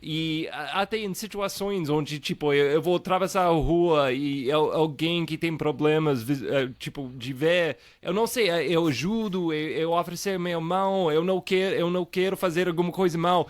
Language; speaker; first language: Portuguese; non-native, fluent; English